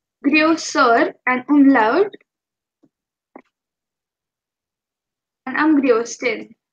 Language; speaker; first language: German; non-native, fluent; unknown